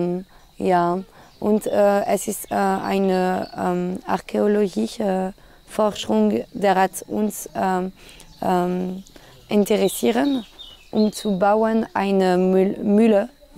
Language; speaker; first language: German; non-native, learner; French